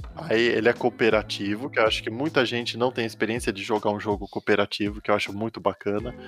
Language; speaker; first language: Portuguese; native; Portuguese